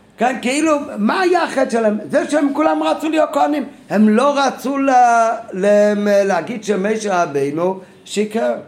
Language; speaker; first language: Hebrew; non-native, fluent; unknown